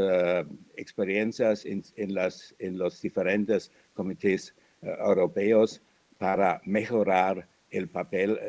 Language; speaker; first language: Spanish; non-native, fluent; German